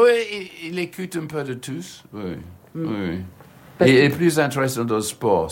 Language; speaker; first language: French; non-native, learner; English